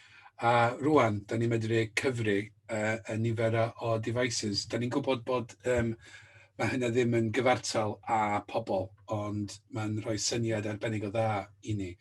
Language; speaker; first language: Welsh; native; Welsh